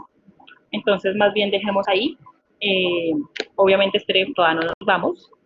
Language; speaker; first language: Spanish; native; Spanish